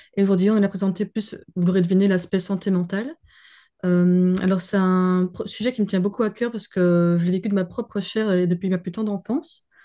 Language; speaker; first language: French; native; French